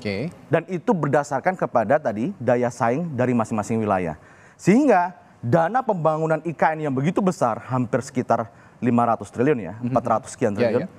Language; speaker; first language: Indonesian; native; Indonesian